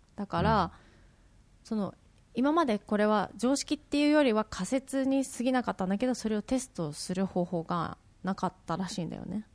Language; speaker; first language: Japanese; native; Japanese